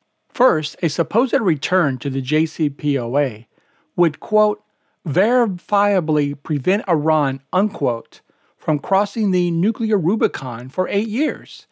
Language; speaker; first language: English; native; English